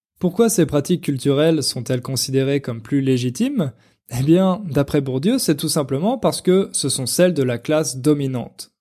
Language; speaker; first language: French; native; French